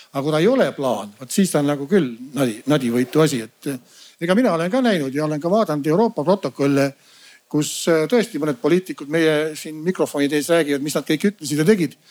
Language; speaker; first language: Estonian; native; Estonian